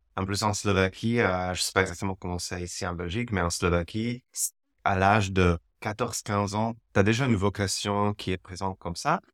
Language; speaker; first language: French; non-native, fluent; Slovak